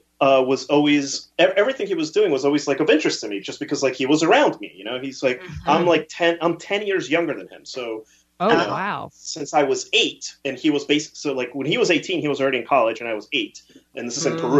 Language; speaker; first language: English; early bilingual, other home language; Spanish